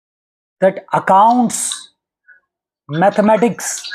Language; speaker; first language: English; non-native, local second language; Hindi